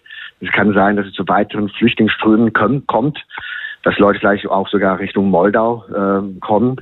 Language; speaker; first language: German; non-native, fluent; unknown